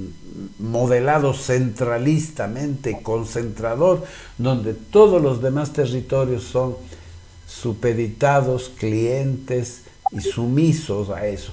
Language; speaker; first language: Spanish; native; Spanish